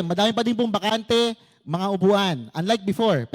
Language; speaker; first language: Filipino; native; Filipino